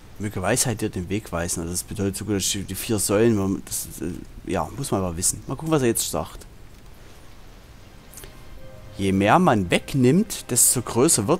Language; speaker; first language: German; native; German